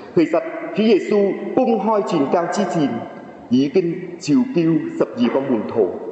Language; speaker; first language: Cantonese; non-native, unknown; Vietnamese